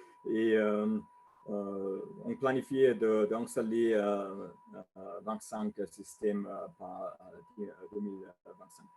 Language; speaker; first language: French; non-native, learner; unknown